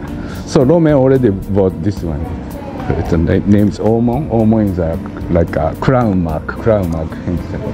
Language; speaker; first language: English; non-native, learner; Japanese